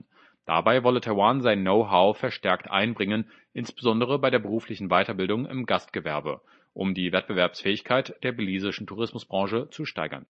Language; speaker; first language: German; native; German